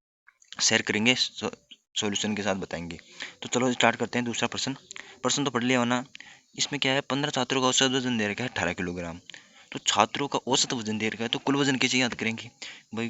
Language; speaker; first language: Hindi; native; Hindi